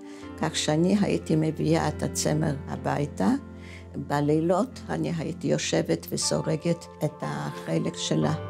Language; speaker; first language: Hebrew; non-native, fluent; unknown